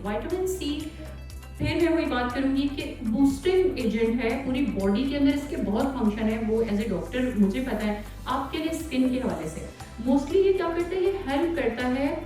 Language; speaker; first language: Urdu; native; Urdu